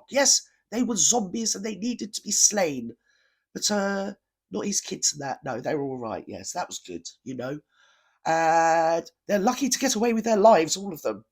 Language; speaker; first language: English; native; English